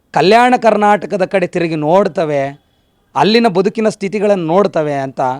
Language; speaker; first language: Kannada; native; Kannada